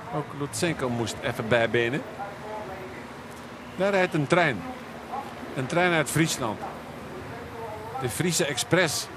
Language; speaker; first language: Dutch; native; Dutch